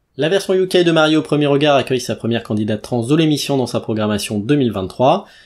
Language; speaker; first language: French; native; French